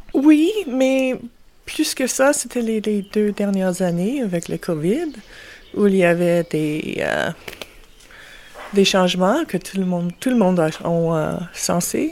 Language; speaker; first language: French; non-native, fluent; English